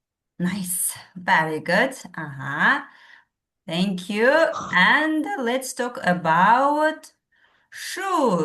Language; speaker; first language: English; non-native, fluent; Kazakh